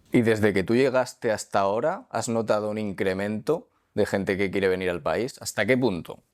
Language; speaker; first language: Spanish; native; Spanish